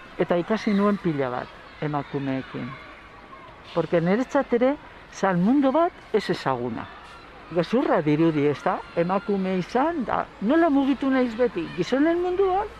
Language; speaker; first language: Basque; non-native, local second language; Spanish